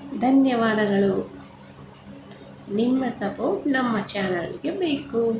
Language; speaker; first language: Kannada; native; Kannada